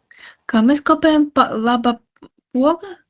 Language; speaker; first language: Latvian; non-native, learner; Russian